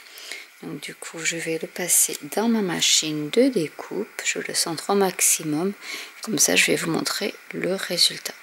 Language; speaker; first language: French; native; French